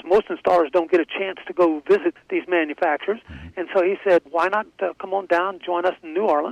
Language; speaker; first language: English; native; English